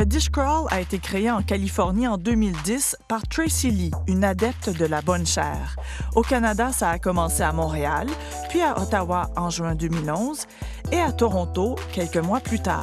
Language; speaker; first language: French; native; French